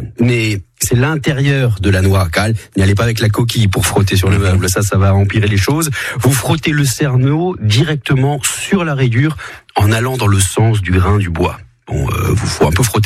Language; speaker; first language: French; native; French